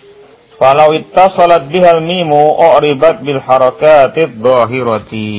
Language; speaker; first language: Arabic; non-native, fluent; Indonesian